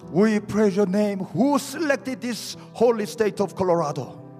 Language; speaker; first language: English; non-native, fluent; Korean